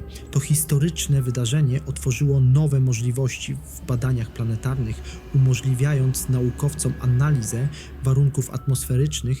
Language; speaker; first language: Polish; native; Polish